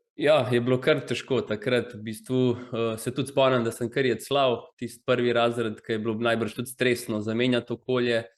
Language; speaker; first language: Slovenian; early bilingual, other home language; Croatian